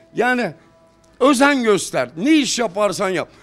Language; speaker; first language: Turkish; native; Turkish